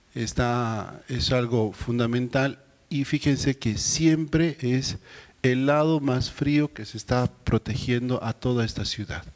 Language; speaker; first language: Spanish; native; Spanish